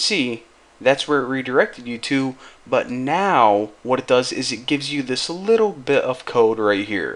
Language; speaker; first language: English; native; English